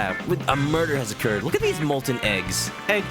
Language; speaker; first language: English; native; English